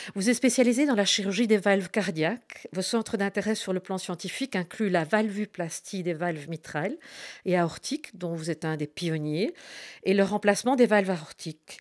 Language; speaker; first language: French; native; French